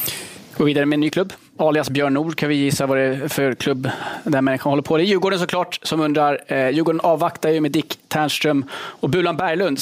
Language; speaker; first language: Swedish; native; Swedish